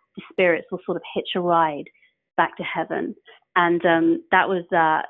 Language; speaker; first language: English; native; English